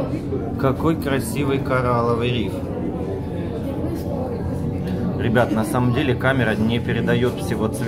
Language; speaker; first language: Russian; native; Russian